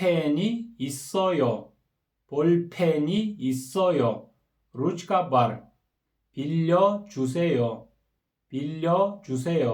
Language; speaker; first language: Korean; non-native, fluent; Kyrgyz